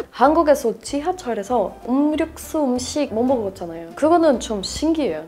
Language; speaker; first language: Korean; non-native, learner; English